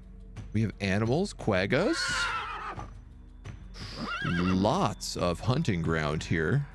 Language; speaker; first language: English; native; English